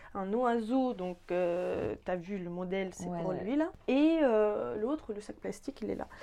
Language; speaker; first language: French; non-native, fluent; Ukrainian